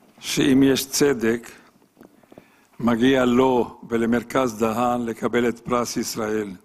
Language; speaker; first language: Hebrew; native; Hebrew